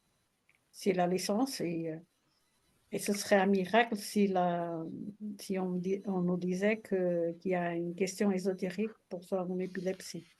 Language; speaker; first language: French; non-native, fluent; Portuguese